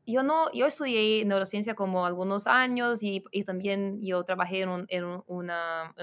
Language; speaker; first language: Spanish; non-native, fluent; Portuguese